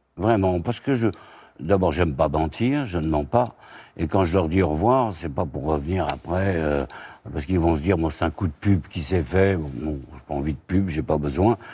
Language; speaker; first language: French; native; French